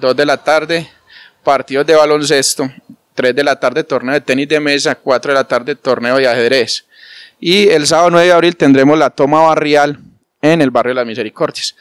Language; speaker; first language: Spanish; native; Spanish